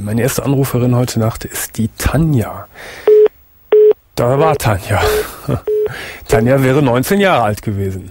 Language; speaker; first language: German; native; German